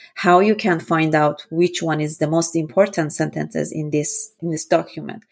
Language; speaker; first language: English; non-native, fluent; Persian